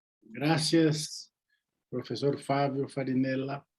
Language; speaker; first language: Spanish; non-native, learner; Portuguese